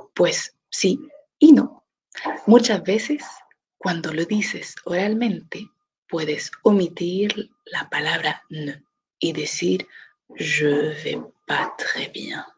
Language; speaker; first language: Spanish; non-native, fluent; French